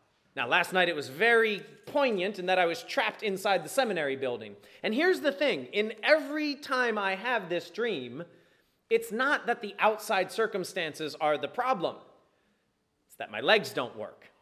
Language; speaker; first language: English; native; English